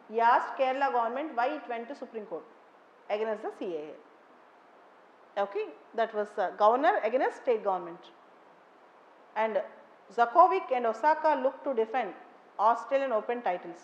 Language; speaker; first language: English; non-native, local second language; Telugu